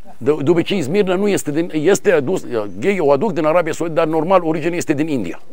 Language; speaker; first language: Romanian; non-native, fluent; Arabic